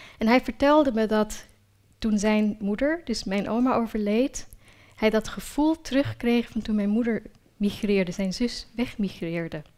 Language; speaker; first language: Dutch; early bilingual, other home language; Urdu